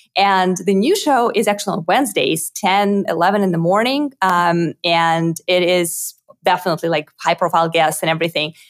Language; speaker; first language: English; non-native, fluent; Russian